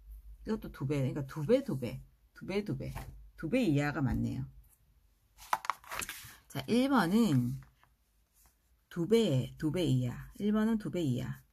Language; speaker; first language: Korean; native; Korean